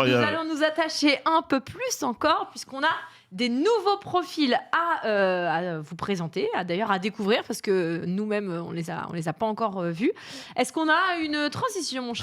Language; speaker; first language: French; native; French